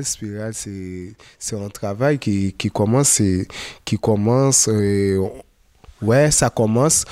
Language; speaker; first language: French; non-native, local second language; Haitian Creole